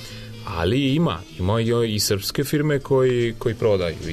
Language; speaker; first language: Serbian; non-native, fluent; Italian